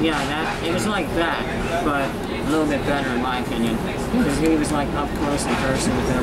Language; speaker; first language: English; native; English